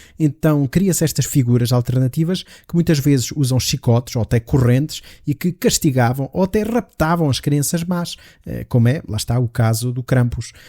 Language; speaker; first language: Portuguese; native; Portuguese